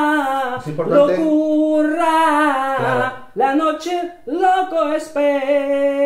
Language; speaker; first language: Spanish; non-native, learner; Russian